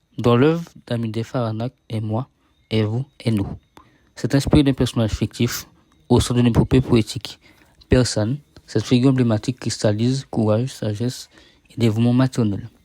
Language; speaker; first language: French; native; French